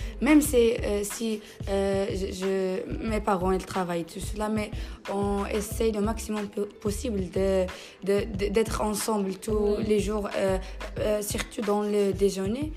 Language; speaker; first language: French; non-native, learner; Tachelhit